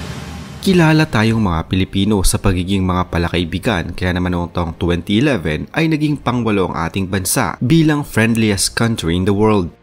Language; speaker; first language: Filipino; native; Filipino